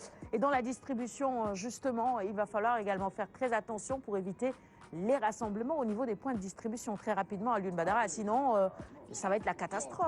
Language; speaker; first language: French; non-native, local second language; Wolof